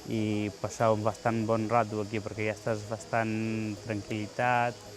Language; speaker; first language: Catalan; non-native, learner; Punjabi